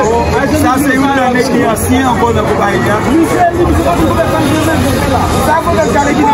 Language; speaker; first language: French; non-native, local second language; Haitian Creole